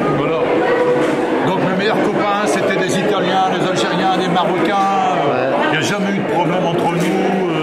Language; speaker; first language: French; native; French